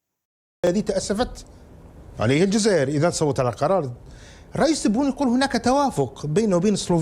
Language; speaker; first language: Arabic; native; Arabic